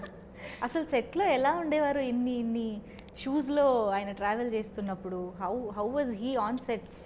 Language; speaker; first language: Telugu; native; Telugu